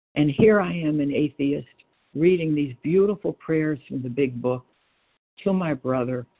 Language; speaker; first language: English; native; English